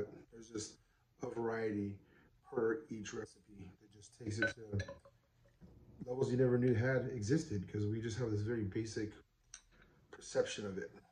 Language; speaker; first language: English; native; English